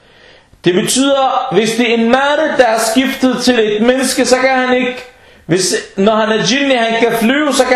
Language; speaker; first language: Danish; non-native, fluent; Arabic